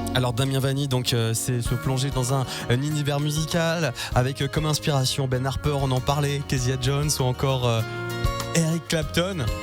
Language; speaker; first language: French; native; French